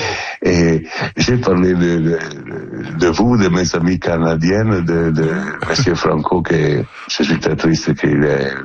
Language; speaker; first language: French; non-native, fluent; Italian